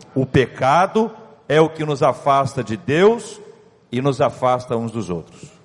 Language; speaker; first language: Portuguese; native; Portuguese